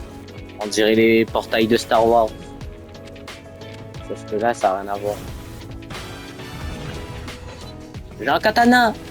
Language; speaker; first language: French; native; French